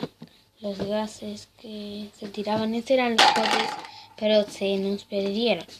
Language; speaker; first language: Spanish; native; Spanish